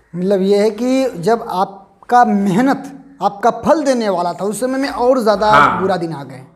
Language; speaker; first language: Hindi; native; Hindi